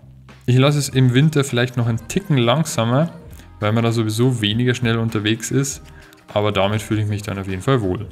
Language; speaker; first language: German; native; German